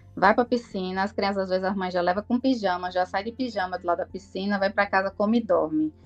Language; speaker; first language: Portuguese; native; Portuguese